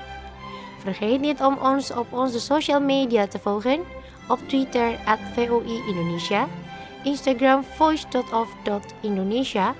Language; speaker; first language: Dutch; non-native, learner; Indonesian